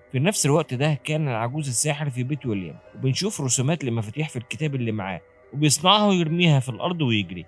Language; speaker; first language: Arabic; native; Arabic